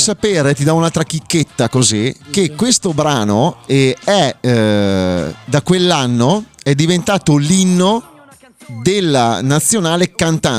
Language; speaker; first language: Italian; native; Italian